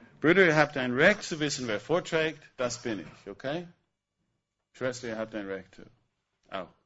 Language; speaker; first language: German; non-native, fluent; English